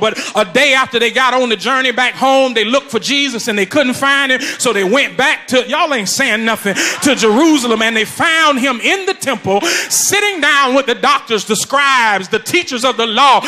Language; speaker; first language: English; native; English